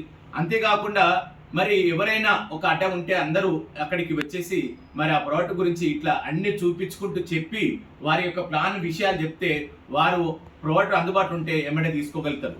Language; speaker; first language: Telugu; native; Telugu